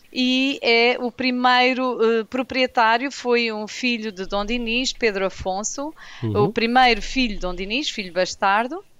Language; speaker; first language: Portuguese; native; Portuguese